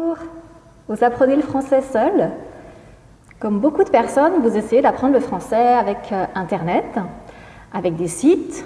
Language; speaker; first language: French; native; French